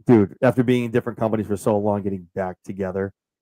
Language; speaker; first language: English; native; English